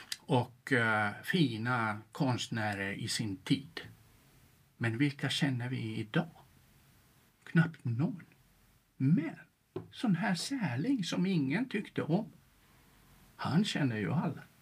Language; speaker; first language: Swedish; non-native, local second language; Finnish